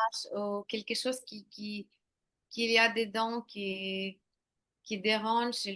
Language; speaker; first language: French; non-native, learner; Ukrainian